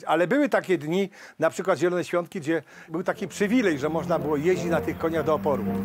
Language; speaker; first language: Polish; native; Polish